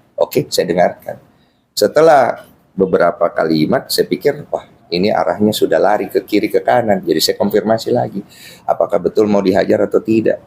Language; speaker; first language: Indonesian; native; Indonesian